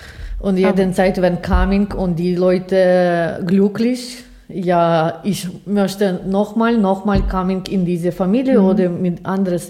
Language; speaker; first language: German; non-native, learner; Ukrainian